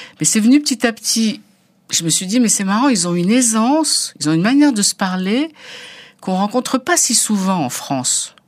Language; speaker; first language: French; early bilingual, other home language; Arabic